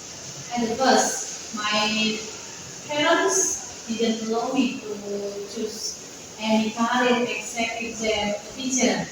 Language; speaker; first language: English; non-native, learner; Indonesian